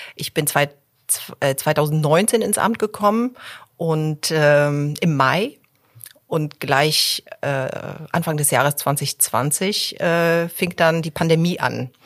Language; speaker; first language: German; early bilingual, other home language; Polish